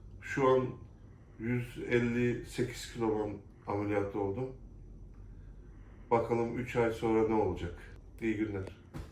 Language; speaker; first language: Turkish; early bilingual, heritage; Turkish